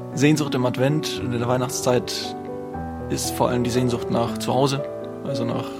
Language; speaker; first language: German; native; German